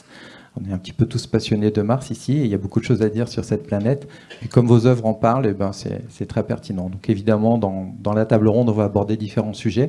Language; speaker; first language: French; native; French